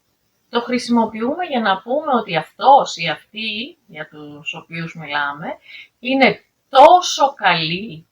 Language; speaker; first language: Greek; native; Greek